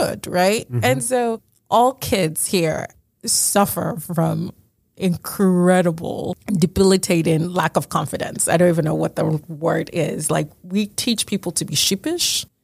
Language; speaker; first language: English; early bilingual, other home language; Yoruba